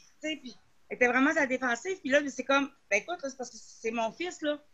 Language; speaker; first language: French; native; French